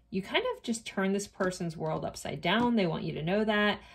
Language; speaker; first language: English; native; English